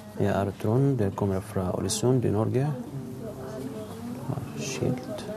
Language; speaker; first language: Norwegian; non-native, learner; Arabic